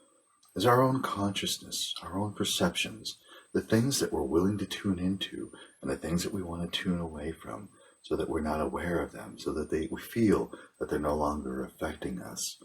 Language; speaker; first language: English; native; English